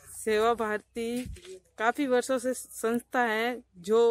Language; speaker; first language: Hindi; native; Hindi